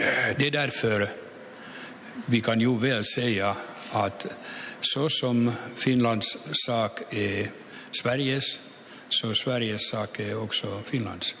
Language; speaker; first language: Swedish; non-native, local second language; Finnish